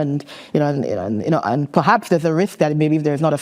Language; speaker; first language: English; native; English